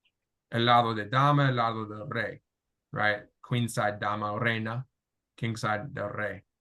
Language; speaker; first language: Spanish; non-native, fluent; English